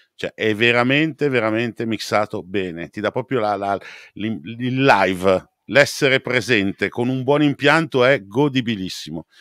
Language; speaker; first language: Italian; native; Italian